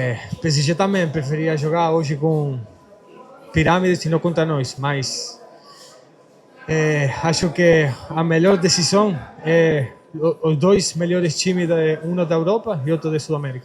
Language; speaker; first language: Portuguese; non-native, fluent; Spanish